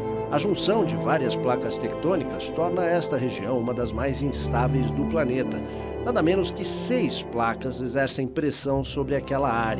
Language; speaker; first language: Portuguese; native; Portuguese